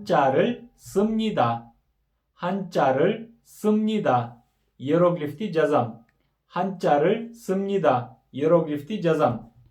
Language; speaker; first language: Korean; non-native, fluent; Kyrgyz